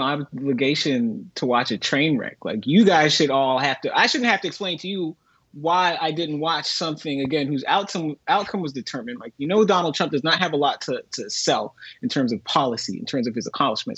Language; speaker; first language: English; native; English